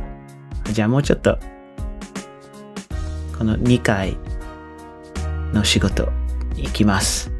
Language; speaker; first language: Japanese; non-native, learner; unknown